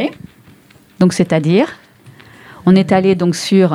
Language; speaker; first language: French; native; French